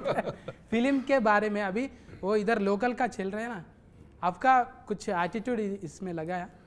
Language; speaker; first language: Hindi; non-native, local second language; Telugu